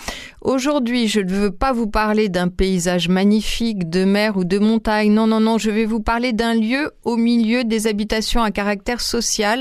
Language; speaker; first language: French; native; French